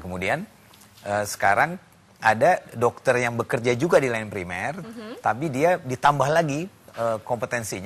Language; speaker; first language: Indonesian; native; Indonesian